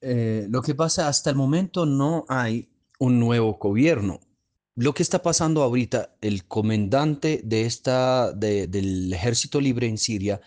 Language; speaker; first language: Spanish; non-native, fluent; Arabic